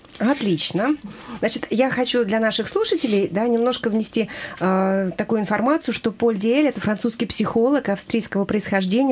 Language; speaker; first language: Russian; native; Russian